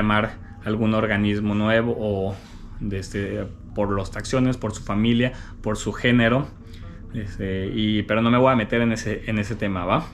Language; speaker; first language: Spanish; native; Spanish